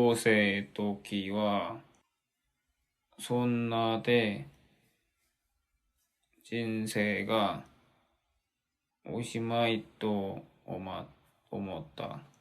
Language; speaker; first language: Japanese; non-native, learner; Korean